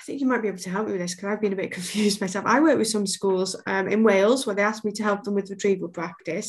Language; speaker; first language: English; native; English